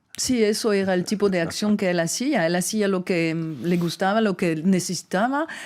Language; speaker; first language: Spanish; non-native, fluent; French